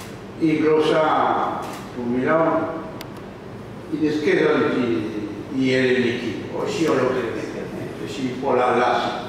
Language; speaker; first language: Greek; non-native, learner; French